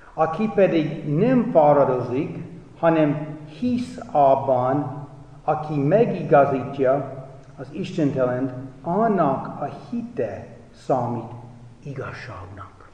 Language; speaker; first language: Hungarian; non-native, fluent; English